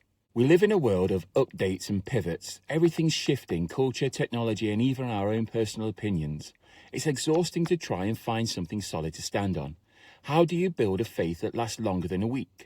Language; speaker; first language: English; native; English